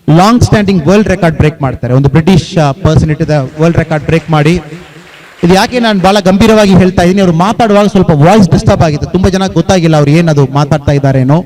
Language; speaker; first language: Kannada; non-native, local second language; Tamil